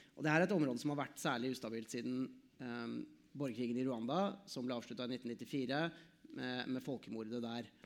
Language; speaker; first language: Norwegian; native; Norwegian